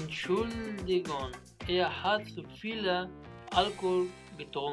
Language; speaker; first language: German; non-native, learner; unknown